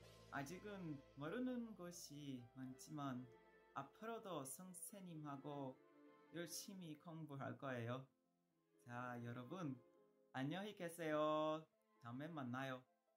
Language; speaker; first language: Korean; non-native, learner; Portuguese